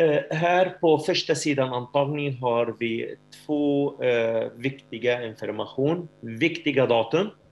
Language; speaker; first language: Swedish; non-native, fluent; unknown